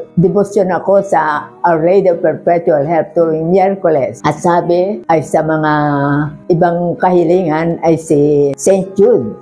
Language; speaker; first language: Filipino; native; Filipino